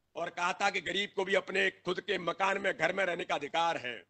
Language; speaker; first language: Hindi; native; Hindi